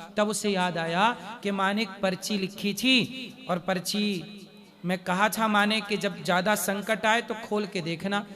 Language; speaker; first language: Hindi; native; Hindi